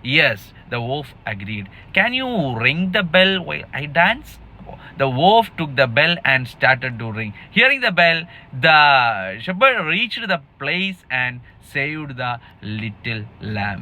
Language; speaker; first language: English; non-native, local second language; Malayalam